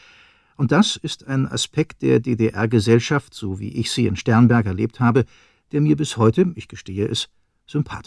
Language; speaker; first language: German; native; German